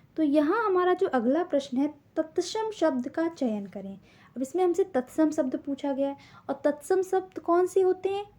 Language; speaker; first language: Hindi; native; Hindi